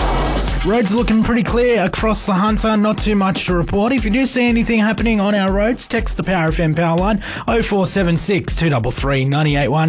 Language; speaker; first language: English; native; English